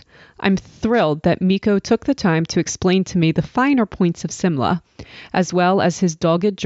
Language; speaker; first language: English; native; English